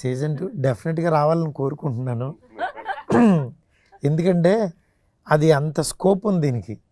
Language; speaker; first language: Telugu; native; Telugu